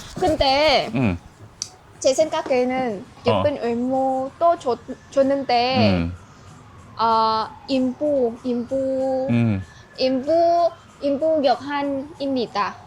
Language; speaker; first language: Korean; non-native, learner; Vietnamese